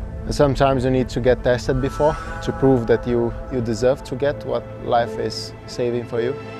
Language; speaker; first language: English; non-native, fluent; Portuguese